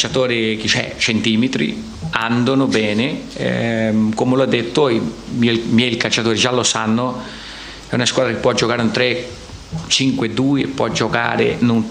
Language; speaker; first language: Italian; non-native, fluent; Portuguese